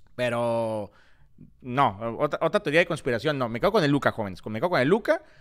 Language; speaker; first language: Spanish; native; Spanish